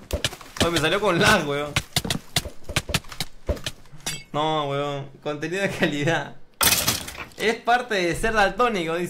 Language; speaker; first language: Spanish; native; Spanish